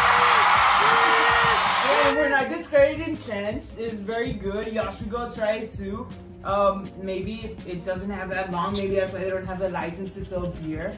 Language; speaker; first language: English; early bilingual, other home language; Spanish